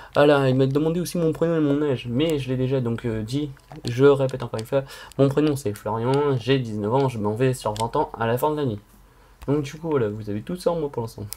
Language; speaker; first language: French; native; French